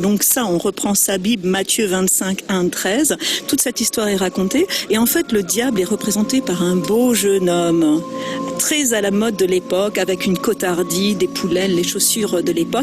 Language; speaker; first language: French; native; French